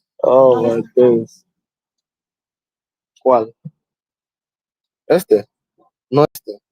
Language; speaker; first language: Spanish; non-native, learner; English